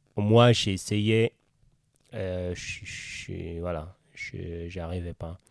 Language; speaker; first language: French; non-native, fluent; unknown